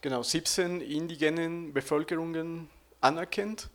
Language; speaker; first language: German; non-native, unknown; Spanish